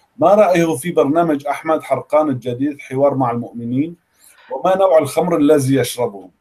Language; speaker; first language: Arabic; native; Arabic